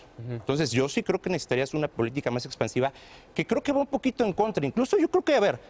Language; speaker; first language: Spanish; native; Spanish